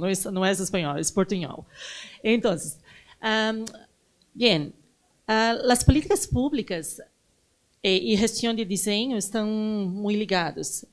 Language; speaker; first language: Spanish; non-native, learner; Portuguese